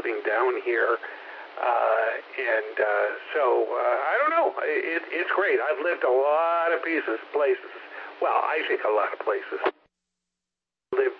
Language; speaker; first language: English; native; English